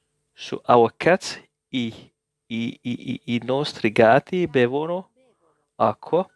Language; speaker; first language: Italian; non-native, learner; English